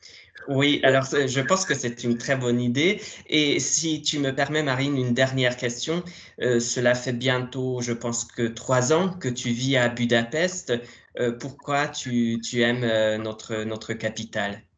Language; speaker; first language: French; non-native, fluent; Hungarian